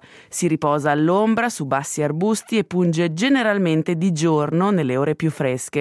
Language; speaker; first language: Italian; native; Italian